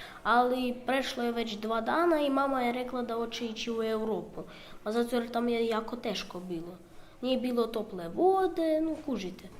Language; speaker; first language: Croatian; non-native, learner; Ukrainian